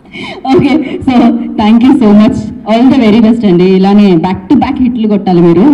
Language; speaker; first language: Telugu; native; Telugu